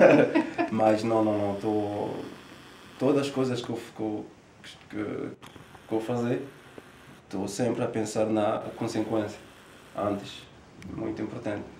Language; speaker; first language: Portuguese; non-native, learner; French